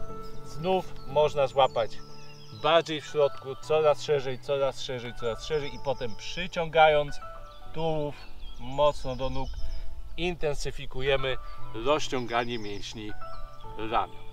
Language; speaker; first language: Polish; native; Polish